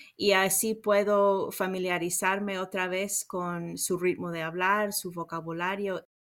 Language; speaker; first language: Spanish; non-native, fluent; English